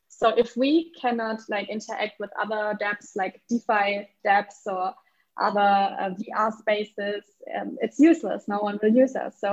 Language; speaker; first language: English; non-native, fluent; German